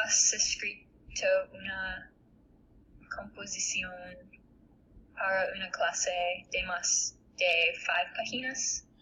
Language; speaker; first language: Spanish; non-native, learner; English